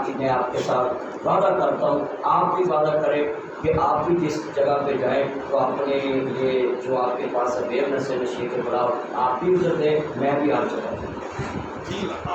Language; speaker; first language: Urdu; non-native, local second language; Punjabi